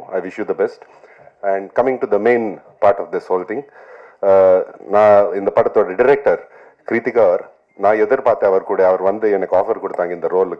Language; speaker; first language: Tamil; non-native, local second language; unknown